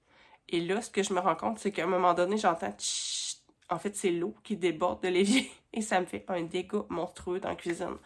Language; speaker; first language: French; native; French